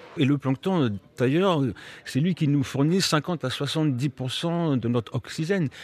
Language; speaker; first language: French; early bilingual, other home language; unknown